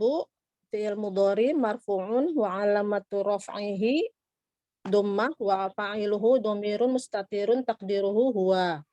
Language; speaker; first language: Arabic; non-native, learner; Indonesian